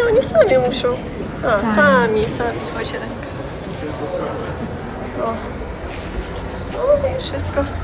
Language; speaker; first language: Polish; non-native, learner; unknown